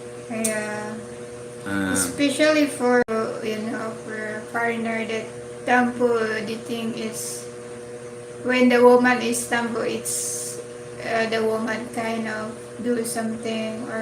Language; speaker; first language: English; non-native, local second language; Filipino